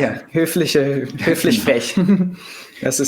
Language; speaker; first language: German; early bilingual, heritage; Portuguese